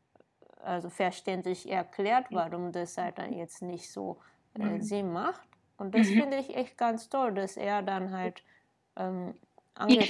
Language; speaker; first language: German; non-native, fluent; Japanese